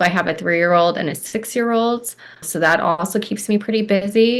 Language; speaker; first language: English; native; English